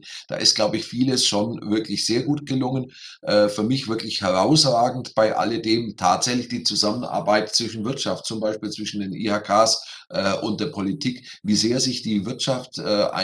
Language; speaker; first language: German; native; German